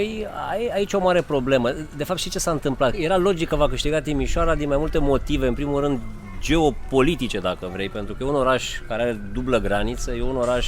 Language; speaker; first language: Romanian; native; Romanian